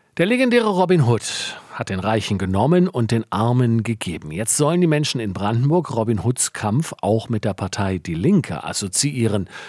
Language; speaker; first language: German; native; German